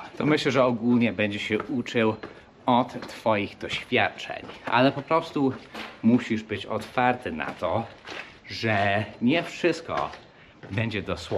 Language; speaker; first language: Polish; non-native, fluent; English